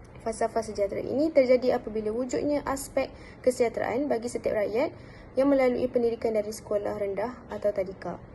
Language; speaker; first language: Malay; native; Malay